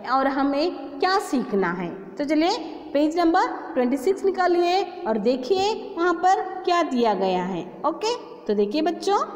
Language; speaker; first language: Hindi; non-native, local second language; Kannada